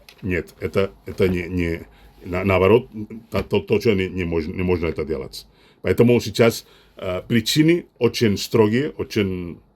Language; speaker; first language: Russian; non-native, fluent; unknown